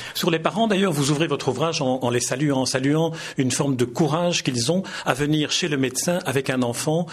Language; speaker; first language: French; native; French